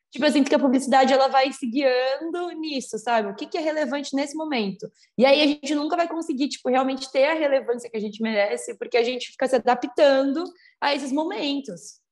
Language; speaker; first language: Portuguese; native; Portuguese